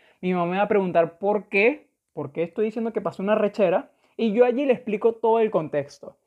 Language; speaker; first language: Spanish; native; Spanish